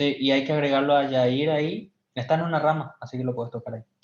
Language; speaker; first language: Spanish; native; Spanish